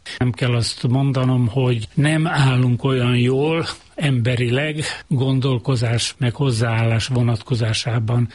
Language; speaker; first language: Hungarian; native; Hungarian